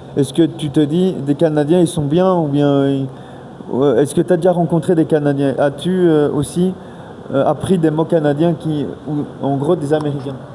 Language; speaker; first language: French; native; French